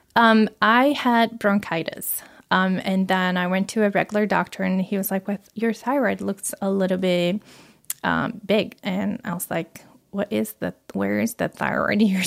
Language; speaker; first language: English; non-native, fluent; Portuguese